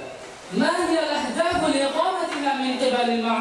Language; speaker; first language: Arabic; non-native, learner; Bangla